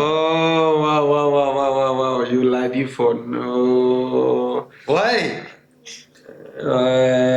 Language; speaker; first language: English; non-native, learner; Thai